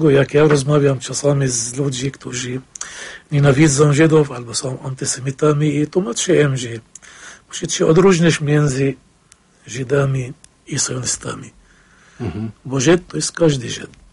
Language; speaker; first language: Polish; non-native, fluent; Arabic